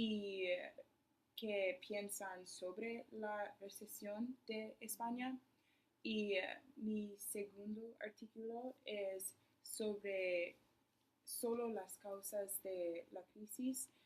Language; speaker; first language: Spanish; non-native, learner; English